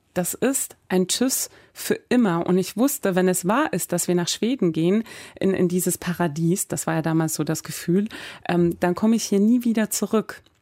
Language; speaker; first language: German; early bilingual, other home language; Persian